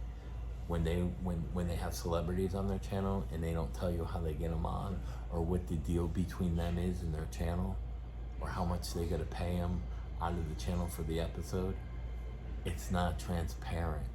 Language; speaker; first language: English; native; English